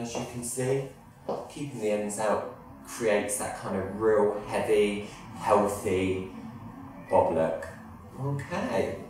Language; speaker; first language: English; native; English